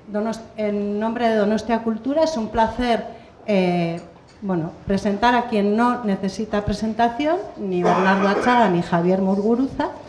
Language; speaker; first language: Spanish; non-native, local second language; Basque